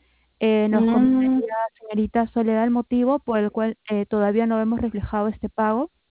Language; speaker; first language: Spanish; native; Spanish